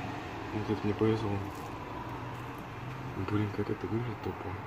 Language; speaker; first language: Russian; native; Russian